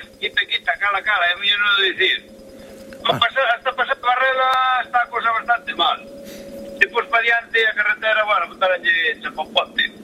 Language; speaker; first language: Galician; native; Galician